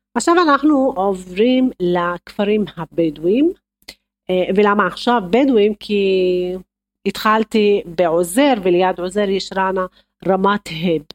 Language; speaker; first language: Hebrew; non-native, local second language; Arabic